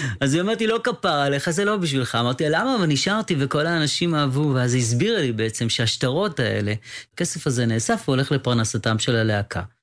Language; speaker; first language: Hebrew; native; Hebrew